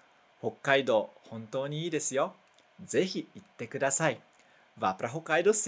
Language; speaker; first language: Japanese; non-native, fluent; Portuguese